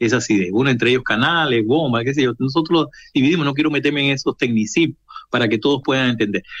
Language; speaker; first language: Spanish; native; Spanish